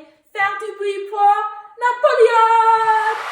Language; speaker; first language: French; non-native, learner; English